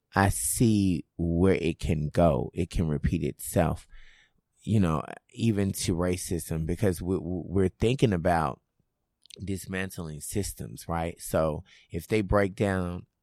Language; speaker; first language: English; native; English